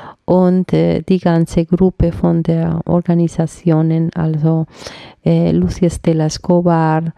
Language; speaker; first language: German; non-native, fluent; Spanish